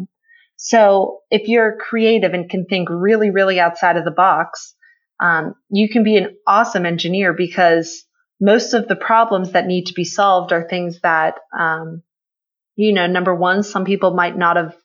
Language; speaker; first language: English; native; English